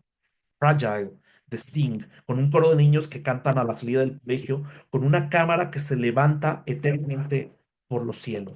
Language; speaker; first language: Spanish; native; Spanish